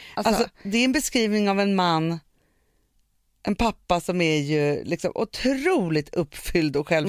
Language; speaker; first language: Swedish; native; Swedish